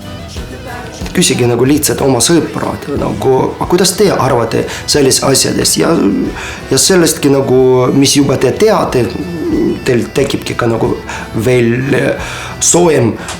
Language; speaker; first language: Estonian; non-native, fluent; Ukrainian